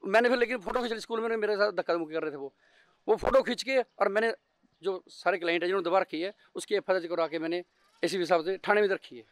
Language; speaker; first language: Hindi; native; Hindi